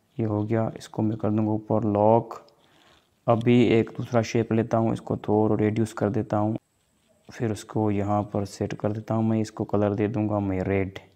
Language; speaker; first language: Urdu; non-native, local second language; Sindhi